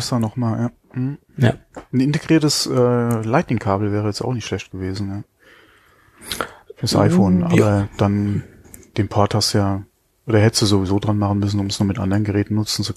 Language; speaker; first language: German; native; German